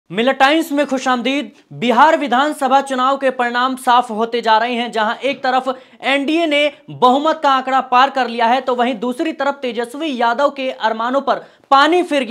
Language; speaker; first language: Hindi; native; Hindi